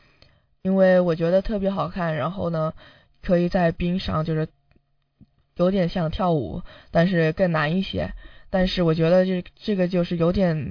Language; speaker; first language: Chinese; early bilingual, heritage; Chinese